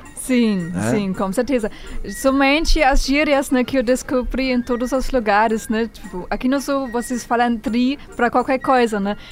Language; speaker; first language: Portuguese; non-native, fluent; German